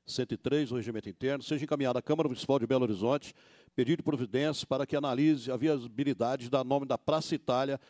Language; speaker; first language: Portuguese; native; Portuguese